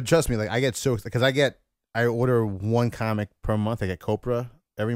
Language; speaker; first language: English; native; English